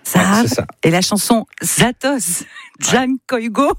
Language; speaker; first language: French; native; French